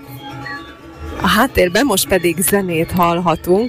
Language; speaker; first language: Hungarian; native; Hungarian